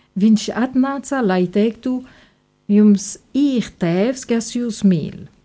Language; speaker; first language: Latvian; non-native, fluent; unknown